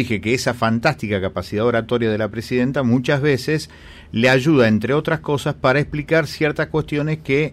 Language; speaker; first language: Spanish; native; Spanish